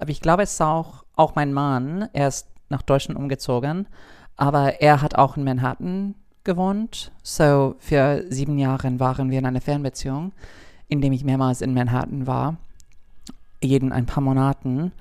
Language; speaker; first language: German; non-native, fluent; English